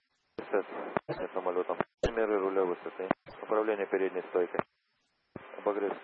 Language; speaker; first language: Russian; native; Russian